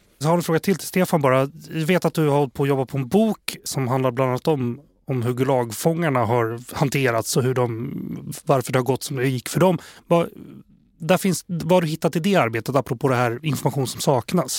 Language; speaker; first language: Swedish; native; Swedish